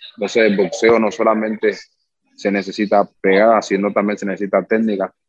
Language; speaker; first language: Spanish; native; Spanish